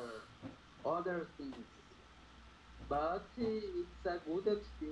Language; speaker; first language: English; non-native, learner; Portuguese